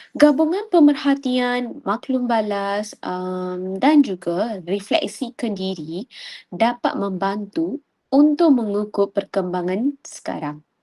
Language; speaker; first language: Malay; non-native, local second language; Tamil